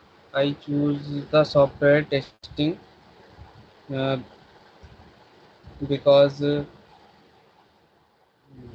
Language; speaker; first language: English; non-native, learner; Hindi